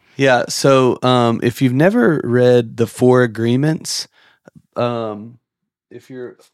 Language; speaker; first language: English; native; English